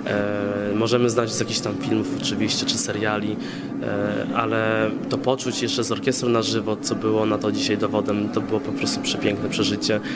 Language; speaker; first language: Polish; early bilingual, other home language; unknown